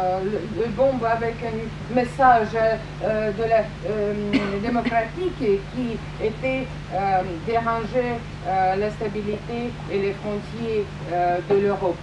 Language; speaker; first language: French; non-native, fluent; Russian